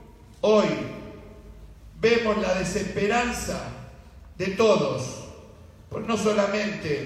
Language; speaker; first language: Spanish; native; Spanish